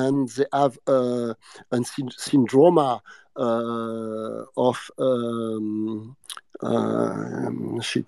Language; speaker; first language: English; non-native, fluent; French